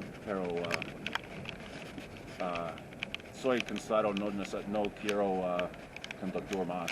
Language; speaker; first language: Spanish; non-native, learner; English